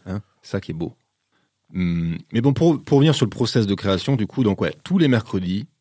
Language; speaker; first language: French; native; French